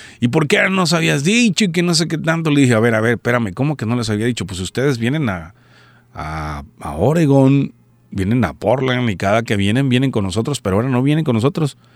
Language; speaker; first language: Spanish; native; Spanish